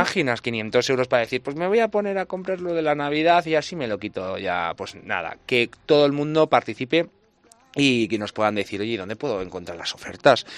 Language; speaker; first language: Spanish; native; Spanish